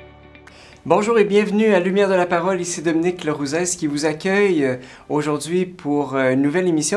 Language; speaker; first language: French; native; French